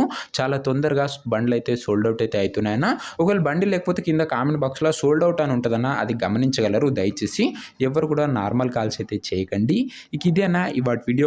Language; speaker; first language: Telugu; native; Telugu